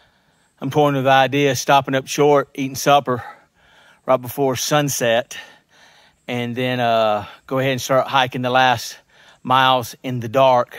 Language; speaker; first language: English; native; English